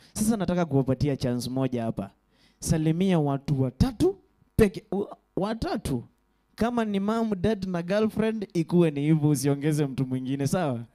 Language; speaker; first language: Swahili; native; Swahili